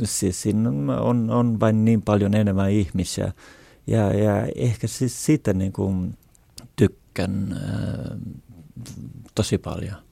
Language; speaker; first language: Finnish; non-native, fluent; Portuguese